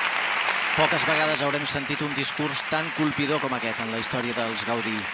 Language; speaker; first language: Catalan; native; Catalan